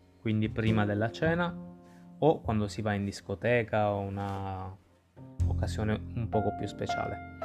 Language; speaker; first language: Italian; non-native, fluent; Spanish